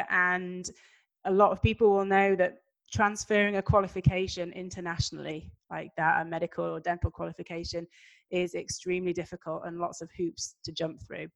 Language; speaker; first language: English; native; English